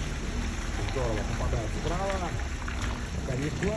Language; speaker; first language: Russian; native; Russian